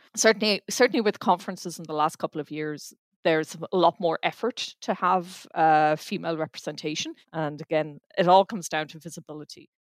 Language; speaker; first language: English; native; English